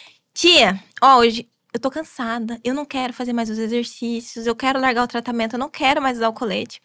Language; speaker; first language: Portuguese; native; Portuguese